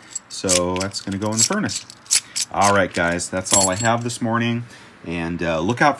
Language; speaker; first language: English; native; English